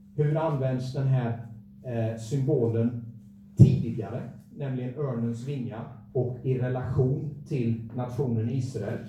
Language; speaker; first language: Swedish; native; Swedish